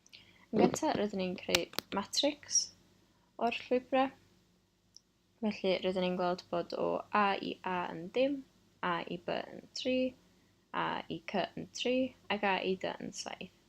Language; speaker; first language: Welsh; non-native, local second language; English